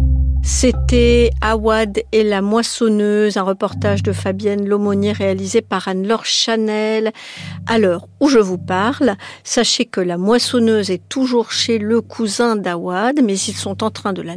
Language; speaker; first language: French; native; French